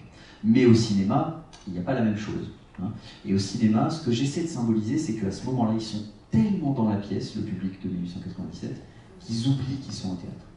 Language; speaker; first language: French; native; French